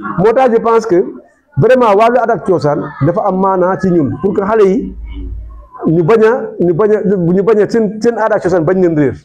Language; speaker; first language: Wolof; non-native, local second language; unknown